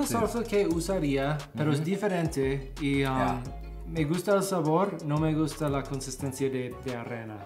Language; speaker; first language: Spanish; non-native, fluent; English